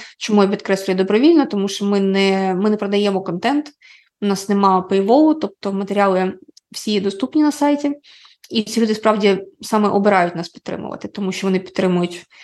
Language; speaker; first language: Ukrainian; non-native, local second language; Russian